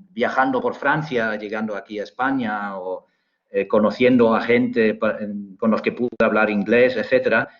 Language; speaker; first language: Spanish; non-native, fluent; German